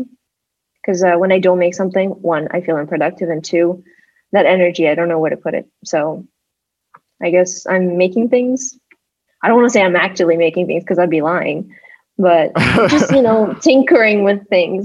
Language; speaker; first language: English; non-native, fluent; Russian